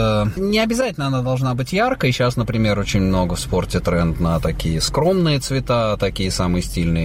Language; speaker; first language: Russian; native; Russian